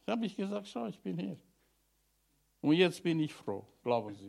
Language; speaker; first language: German; non-native, learner; Romanian